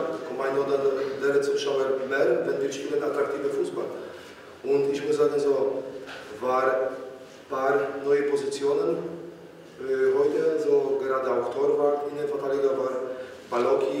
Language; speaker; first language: German; non-native, fluent; Polish